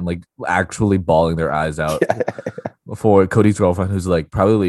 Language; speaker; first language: English; non-native, local second language; Cantonese